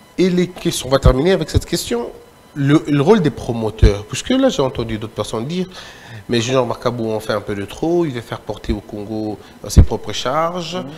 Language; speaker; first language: French; non-native, local second language; Lingala